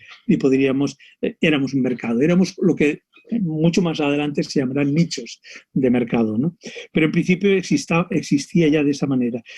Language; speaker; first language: Spanish; native; Spanish